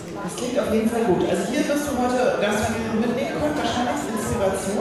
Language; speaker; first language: German; native; German